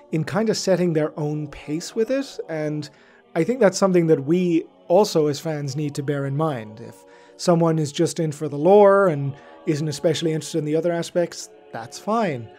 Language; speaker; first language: English; native; English